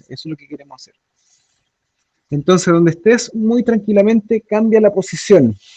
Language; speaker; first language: Spanish; native; Spanish